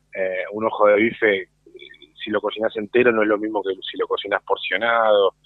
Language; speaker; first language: Spanish; native; Spanish